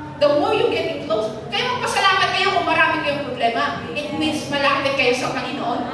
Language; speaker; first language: Filipino; non-native, local second language; Hiligaynon